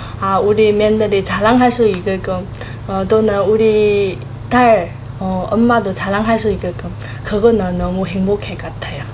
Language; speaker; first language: Korean; non-native, learner; Chinese